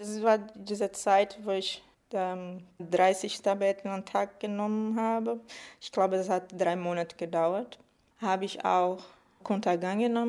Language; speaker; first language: German; non-native, fluent; Portuguese